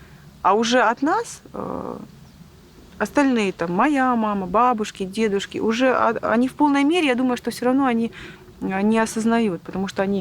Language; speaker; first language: Russian; native; Russian